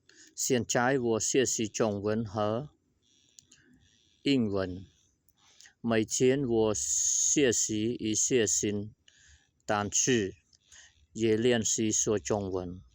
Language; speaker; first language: Chinese; non-native, learner; Khmer